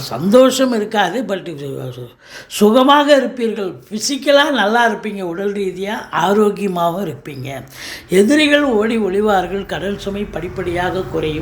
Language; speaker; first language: Tamil; native; Tamil